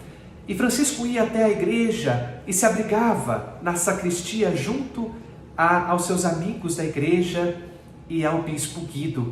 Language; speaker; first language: Portuguese; native; Portuguese